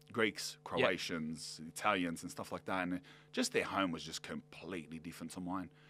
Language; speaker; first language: English; native; English